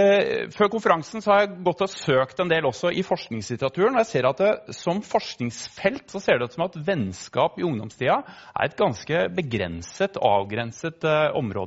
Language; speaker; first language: Norwegian; native; Norwegian